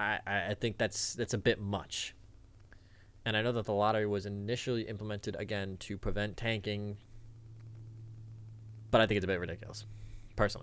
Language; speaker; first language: English; native; English